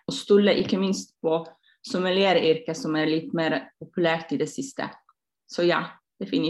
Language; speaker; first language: Norwegian; non-native, fluent; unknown